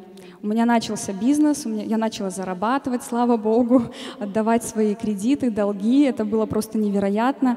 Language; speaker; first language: Russian; native; Russian